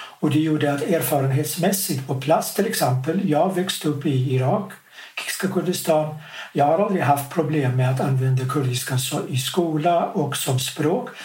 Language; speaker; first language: Swedish; non-native, fluent; Kurdish